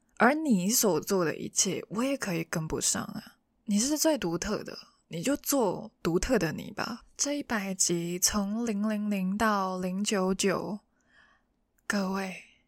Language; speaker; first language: Chinese; non-native, local second language; Cantonese